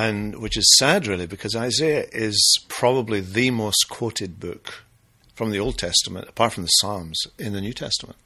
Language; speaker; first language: English; native; English